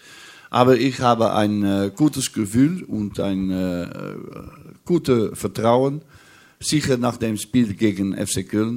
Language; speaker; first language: German; non-native, learner; Dutch